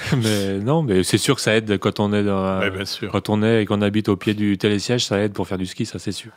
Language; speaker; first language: French; native; French